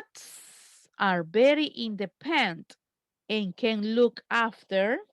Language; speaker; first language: English; non-native, fluent; Spanish